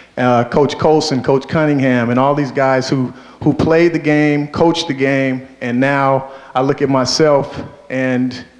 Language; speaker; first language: English; native; English